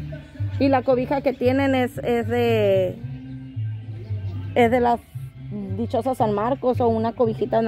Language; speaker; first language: Spanish; native; Spanish